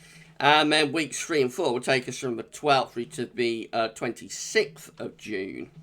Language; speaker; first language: English; native; English